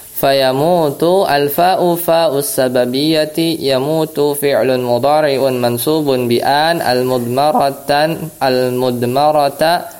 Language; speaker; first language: Arabic; non-native, fluent; Indonesian